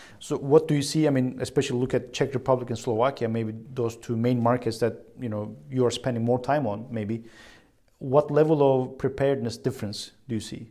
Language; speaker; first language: English; non-native, fluent; Turkish